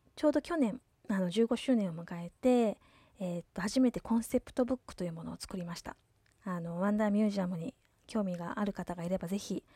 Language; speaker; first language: Japanese; native; Japanese